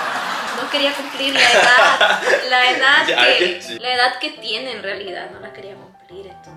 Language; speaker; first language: Spanish; native; Spanish